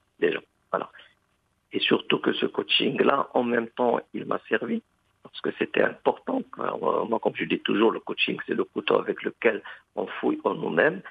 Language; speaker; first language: French; non-native, local second language; Arabic